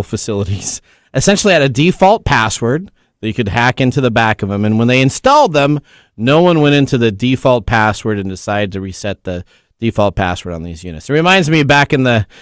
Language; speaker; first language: English; native; English